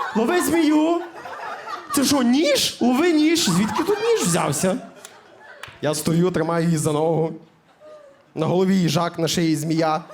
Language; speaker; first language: Ukrainian; native; Ukrainian